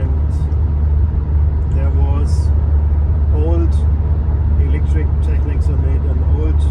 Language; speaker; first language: English; non-native, learner; German